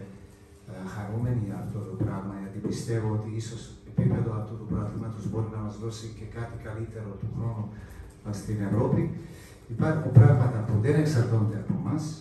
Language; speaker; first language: Greek; non-native, fluent; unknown